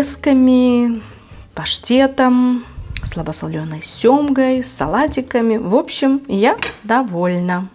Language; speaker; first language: Russian; native; Russian